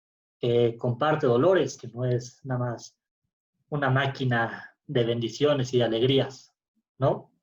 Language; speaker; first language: Spanish; native; Spanish